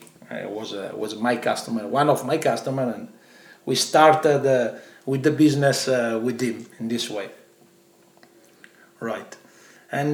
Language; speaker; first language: English; non-native, learner; Italian